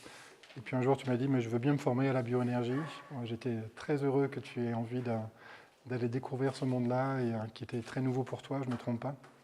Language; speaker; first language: French; native; French